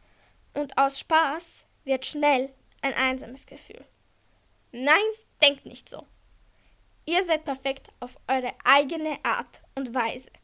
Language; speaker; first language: German; early bilingual, other home language; Croatian